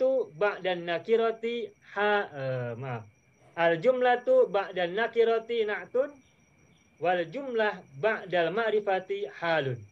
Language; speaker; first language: Arabic; non-native, fluent; Indonesian